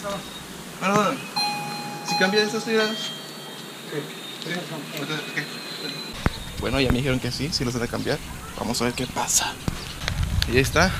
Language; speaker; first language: Spanish; native; Spanish